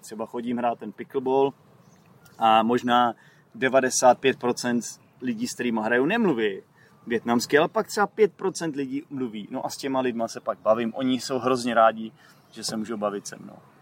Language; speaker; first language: Czech; native; Czech